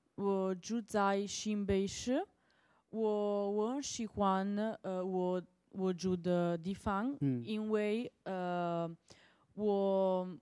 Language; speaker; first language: Chinese; non-native, learner; Italian